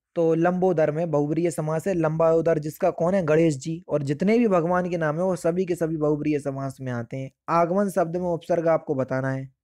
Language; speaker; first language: Hindi; native; Hindi